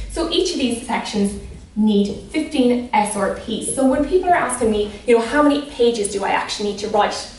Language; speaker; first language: English; native; English